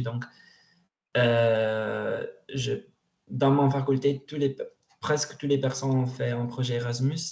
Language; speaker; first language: French; non-native, learner; Italian